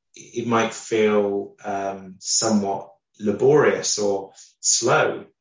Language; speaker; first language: English; native; English